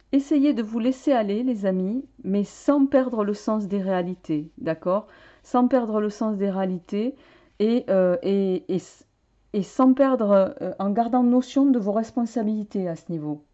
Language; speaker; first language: French; native; French